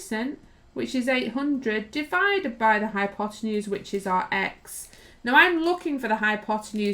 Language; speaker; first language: English; native; English